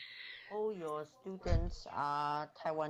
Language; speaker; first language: English; non-native, learner; Chinese